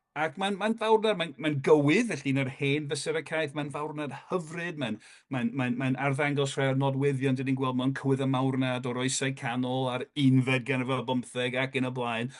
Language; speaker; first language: Welsh; non-native, fluent; English